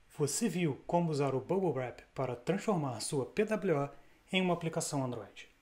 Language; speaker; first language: Portuguese; native; Portuguese